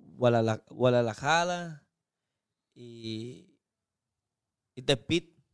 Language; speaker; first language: Spanish; non-native, learner; Chinese